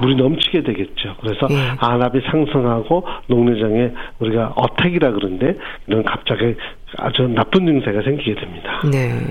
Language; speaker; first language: Korean; native; Korean